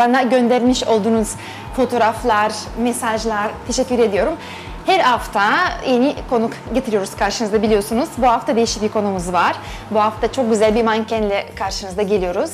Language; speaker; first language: Turkish; non-native, fluent; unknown